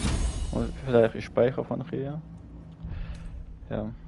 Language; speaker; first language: German; non-native, learner; Russian